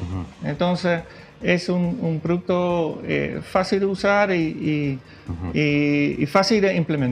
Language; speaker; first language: Spanish; non-native, fluent; Dutch